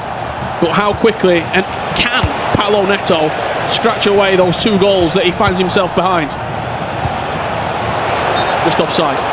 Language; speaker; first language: English; native; English